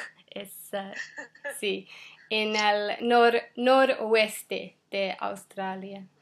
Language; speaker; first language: Spanish; non-native, learner; English